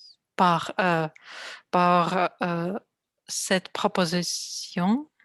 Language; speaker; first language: French; non-native, learner; Russian